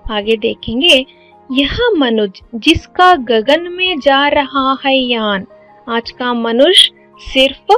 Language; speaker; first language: Hindi; non-native, local second language; Kannada